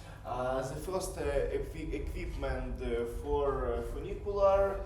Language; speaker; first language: English; non-native, learner; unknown